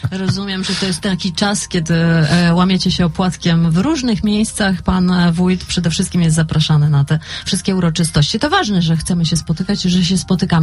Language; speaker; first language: Polish; native; Polish